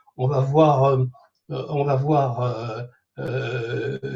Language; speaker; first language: French; native; French